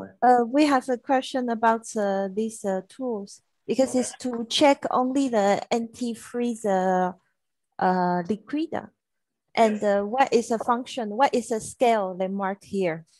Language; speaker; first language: English; non-native, fluent; French